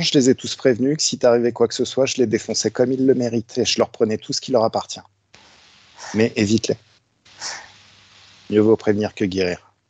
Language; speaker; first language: French; native; French